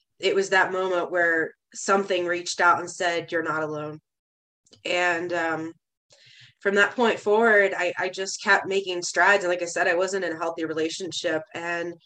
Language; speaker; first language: English; native; English